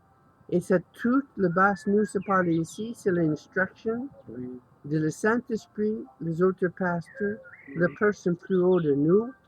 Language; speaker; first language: French; non-native, learner; English